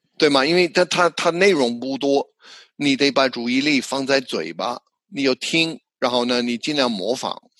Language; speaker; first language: Chinese; non-native, fluent; English